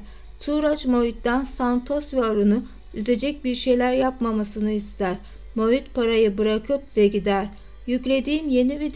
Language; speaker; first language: Turkish; native; Turkish